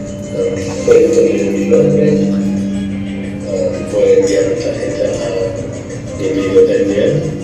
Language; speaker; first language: Spanish; non-native, fluent; English